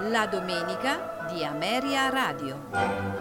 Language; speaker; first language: Italian; native; Italian